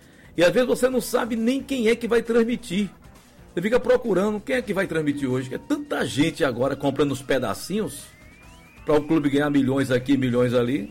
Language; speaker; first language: Portuguese; native; Portuguese